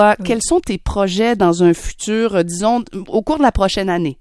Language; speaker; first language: French; native; French